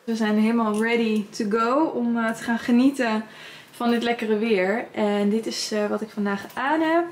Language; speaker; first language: Dutch; native; Dutch